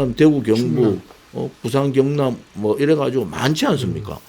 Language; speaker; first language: Korean; native; Korean